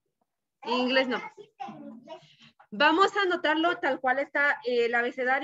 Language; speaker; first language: Spanish; native; Spanish